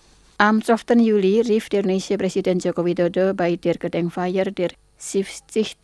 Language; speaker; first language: German; non-native, learner; Indonesian